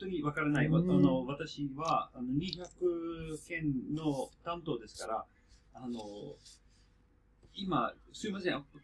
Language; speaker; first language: Japanese; non-native, learner; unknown